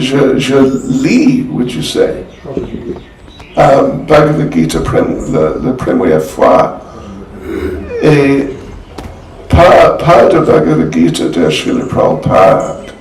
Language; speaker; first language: French; non-native, learner; English